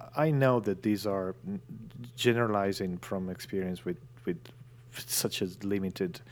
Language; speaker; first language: English; non-native, fluent; Italian